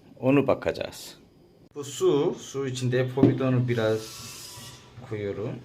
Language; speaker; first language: Turkish; non-native, learner; Korean